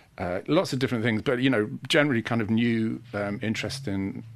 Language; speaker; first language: English; native; English